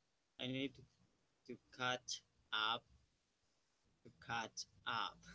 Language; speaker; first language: English; non-native, learner; Spanish